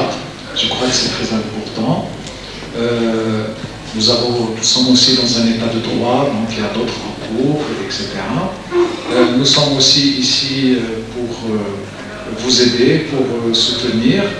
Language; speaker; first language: French; non-native, local second language; Arabic